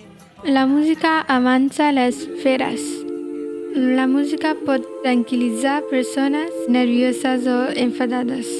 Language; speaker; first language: Catalan; non-native, learner; Punjabi